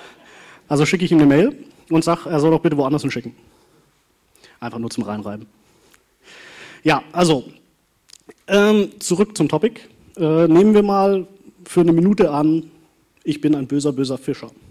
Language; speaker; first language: German; native; German